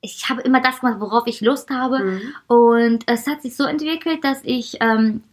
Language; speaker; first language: German; early bilingual, heritage; Persian